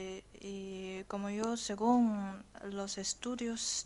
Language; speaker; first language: Spanish; non-native, learner; Chinese